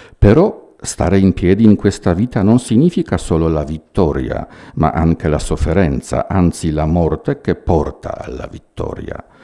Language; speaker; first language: Italian; non-native, fluent; Polish